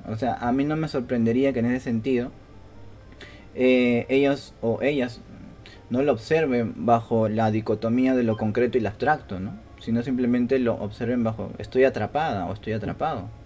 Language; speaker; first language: Spanish; native; Spanish